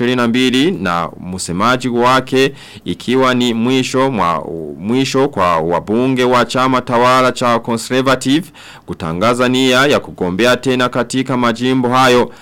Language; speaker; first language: Swahili; non-native, local second language; Rundi